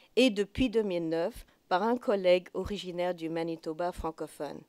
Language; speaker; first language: French; non-native, fluent; English